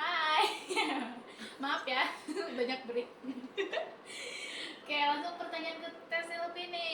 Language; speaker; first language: Indonesian; native; Indonesian